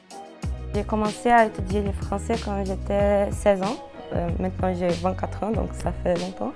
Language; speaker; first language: French; non-native, fluent; Portuguese